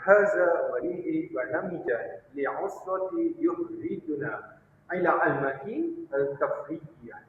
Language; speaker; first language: Arabic; non-native, learner; Malay